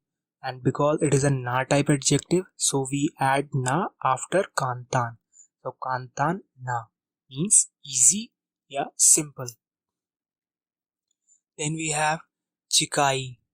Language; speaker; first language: English; non-native, local second language; Hindi